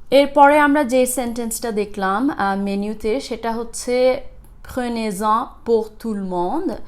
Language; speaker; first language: Bangla; early bilingual, heritage; Bangla